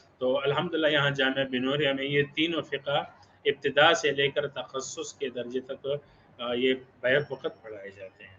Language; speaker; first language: Urdu; non-native, local second language; Pashto